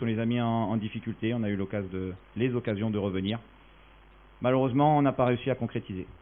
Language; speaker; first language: French; native; French